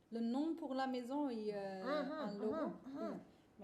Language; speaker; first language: French; non-native, fluent; German